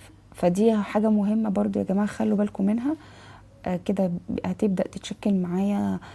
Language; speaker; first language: Arabic; native; Arabic